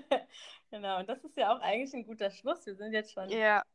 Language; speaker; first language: German; non-native, local second language; Thai